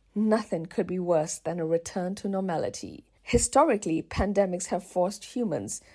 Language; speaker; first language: English; native; English